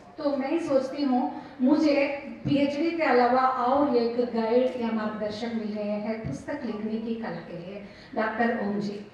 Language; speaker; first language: Hindi; non-native, local second language; Telugu